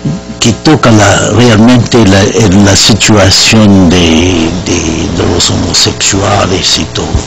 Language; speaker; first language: Spanish; non-native, learner; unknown